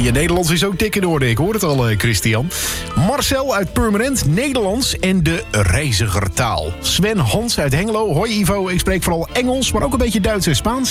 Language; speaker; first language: Dutch; native; Dutch